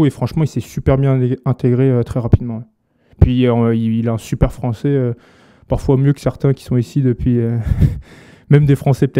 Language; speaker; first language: French; native; French